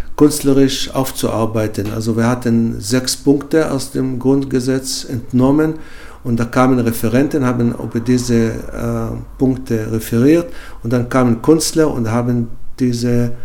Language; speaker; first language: German; non-native, fluent; Hebrew